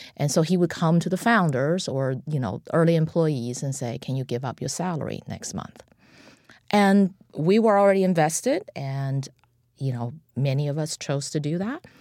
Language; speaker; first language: English; non-native, fluent; Chinese